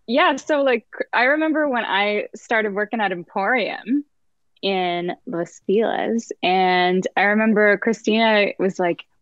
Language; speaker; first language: English; native; English